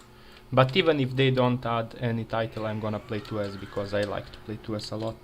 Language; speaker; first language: English; non-native, fluent; Serbian